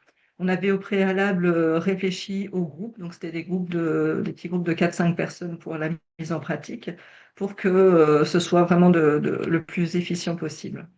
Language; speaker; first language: French; native; French